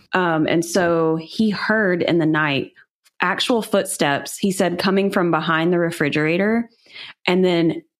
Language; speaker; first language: English; native; English